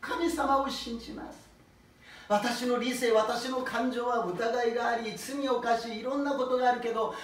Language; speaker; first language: Japanese; non-native, fluent; Korean